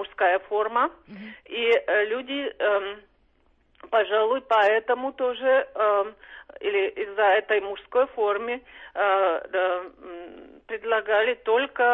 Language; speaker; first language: Russian; non-native, fluent; Czech